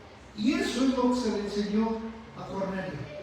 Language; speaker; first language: Spanish; native; Spanish